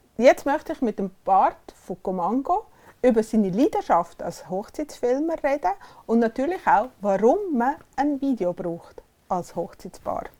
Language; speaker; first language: German; native; German